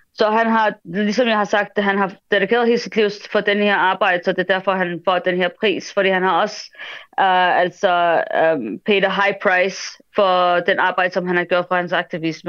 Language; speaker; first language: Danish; early bilingual, other home language; Arabic